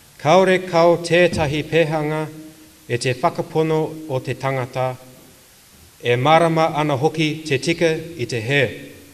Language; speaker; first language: Māori; non-native, local second language; English